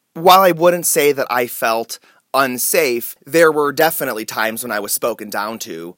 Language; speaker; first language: English; native; English